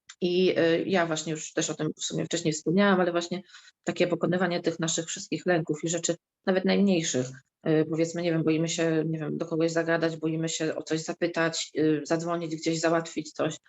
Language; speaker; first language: Polish; native; Polish